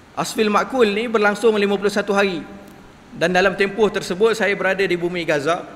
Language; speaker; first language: Malay; native; Malay